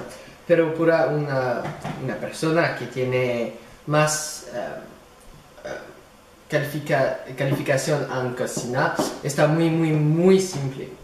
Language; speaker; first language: Spanish; non-native, learner; French